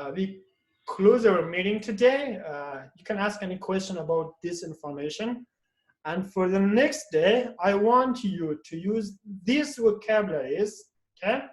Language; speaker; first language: English; non-native, fluent; Persian